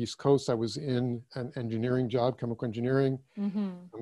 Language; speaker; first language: English; early bilingual, other home language; German